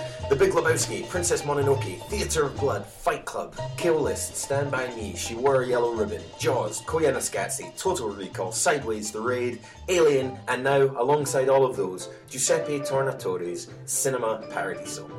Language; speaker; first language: English; native; English